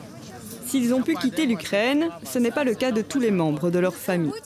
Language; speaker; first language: French; native; French